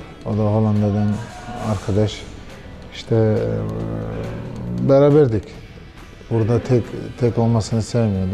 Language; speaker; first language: Turkish; early bilingual, heritage; Turkish